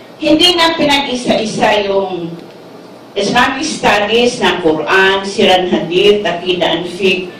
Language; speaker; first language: Filipino; non-native, local second language; Waray